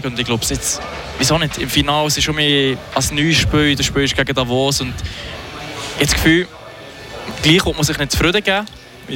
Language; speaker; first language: German; native; German